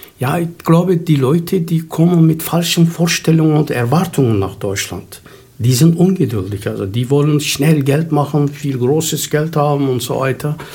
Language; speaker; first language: German; non-native, fluent; Turkish